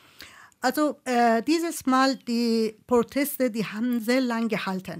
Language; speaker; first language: German; non-native, fluent; Persian